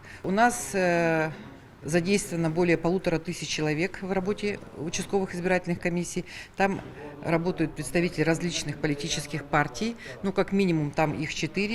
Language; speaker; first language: Russian; native; Russian